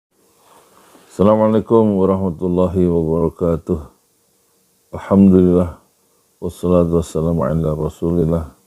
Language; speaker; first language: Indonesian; native; Indonesian